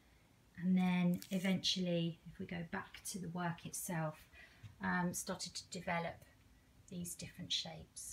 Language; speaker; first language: English; native; English